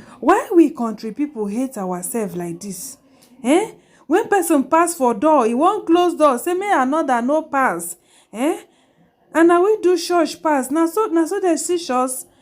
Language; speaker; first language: Nigerian Pidgin; non-native, local second language; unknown